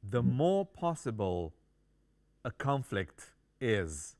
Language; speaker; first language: English; non-native, fluent; Romanian